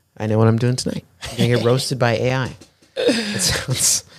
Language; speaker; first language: English; native; English